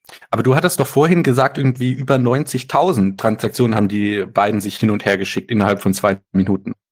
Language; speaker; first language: German; native; German